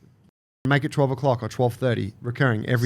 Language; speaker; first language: English; native; English